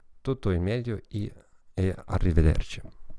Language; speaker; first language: Italian; non-native, learner; German